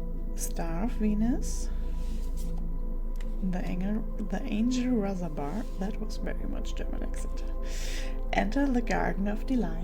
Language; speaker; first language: English; non-native, fluent; German